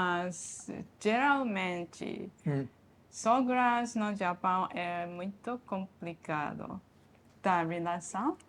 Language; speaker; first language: Portuguese; non-native, learner; Japanese